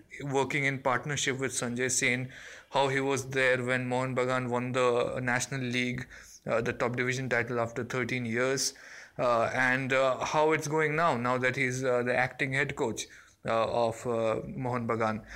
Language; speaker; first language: English; non-native, local second language; Bangla